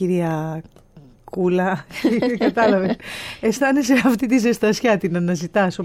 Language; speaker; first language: Greek; native; Greek